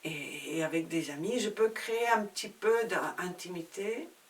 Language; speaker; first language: French; non-native, fluent; Spanish